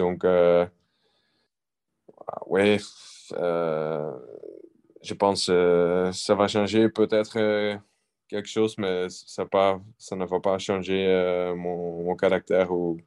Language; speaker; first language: French; non-native, local second language; Dutch